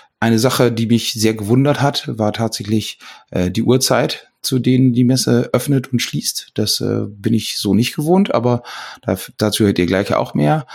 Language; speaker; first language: German; native; German